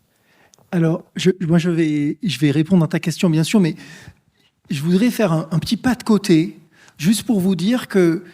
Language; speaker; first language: French; native; French